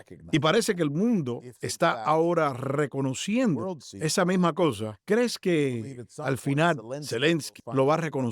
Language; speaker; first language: Spanish; native; Spanish